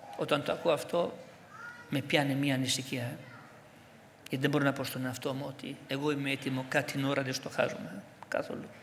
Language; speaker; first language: Greek; non-native, fluent; Italian